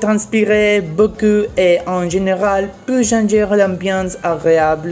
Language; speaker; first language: French; non-native, learner; Spanish